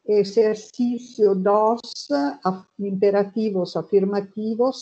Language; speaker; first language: Spanish; non-native, learner; Italian